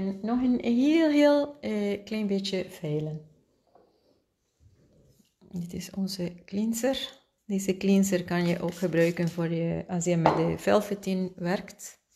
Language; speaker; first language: Dutch; non-native, fluent; Spanish